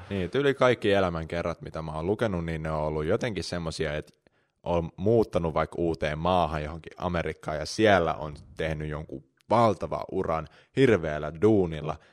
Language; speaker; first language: Finnish; native; Finnish